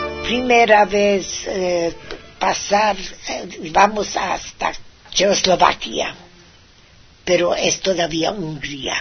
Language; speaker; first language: Spanish; non-native, fluent; Hungarian